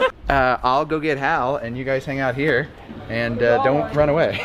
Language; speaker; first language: English; native; English